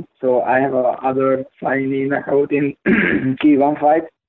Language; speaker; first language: English; non-native, learner; Hungarian